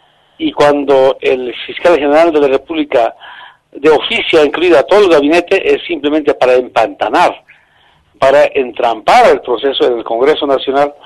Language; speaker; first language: Spanish; native; Spanish